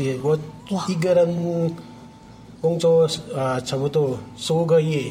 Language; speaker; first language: Chinese; non-native, learner; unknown